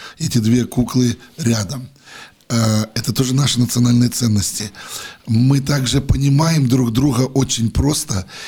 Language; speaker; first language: Russian; native; Russian